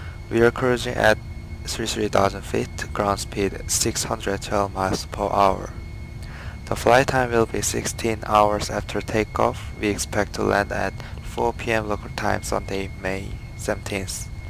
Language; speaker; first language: English; non-native, fluent; Korean